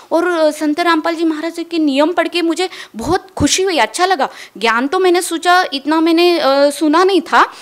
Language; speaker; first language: Hindi; non-native, local second language; Marathi